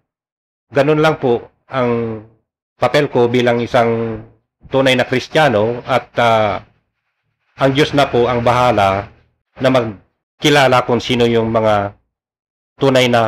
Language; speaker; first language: Filipino; non-native, local second language; Iloko